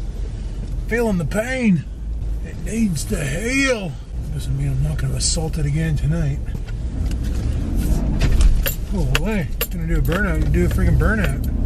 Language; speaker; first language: English; native; English